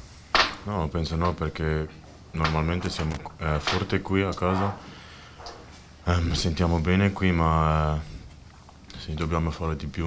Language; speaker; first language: Italian; non-native, learner; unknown